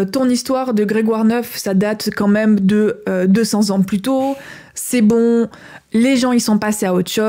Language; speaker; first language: French; native; French